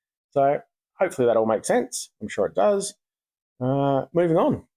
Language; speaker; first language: English; native; English